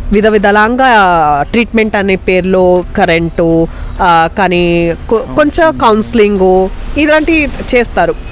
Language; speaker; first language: Telugu; non-native, local second language; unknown